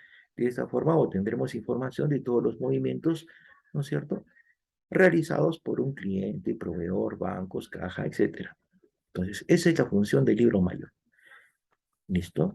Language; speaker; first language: Spanish; native; Spanish